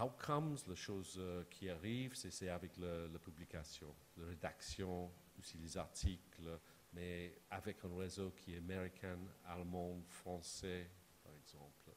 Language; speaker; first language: French; non-native, fluent; English